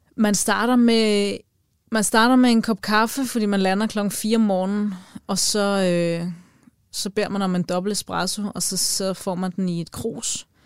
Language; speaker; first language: Danish; native; Danish